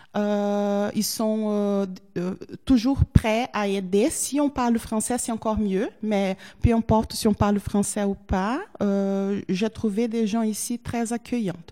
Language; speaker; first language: French; non-native, fluent; Portuguese